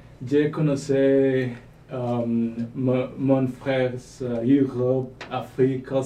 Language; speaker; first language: French; non-native, learner; Spanish